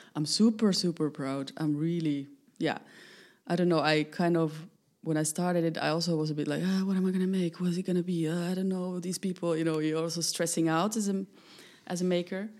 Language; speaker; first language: English; non-native, fluent; Finnish